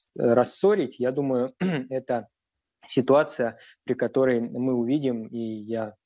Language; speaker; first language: Russian; native; Russian